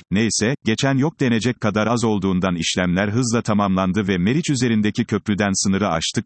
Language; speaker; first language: Turkish; native; Turkish